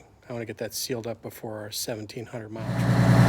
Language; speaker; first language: English; native; English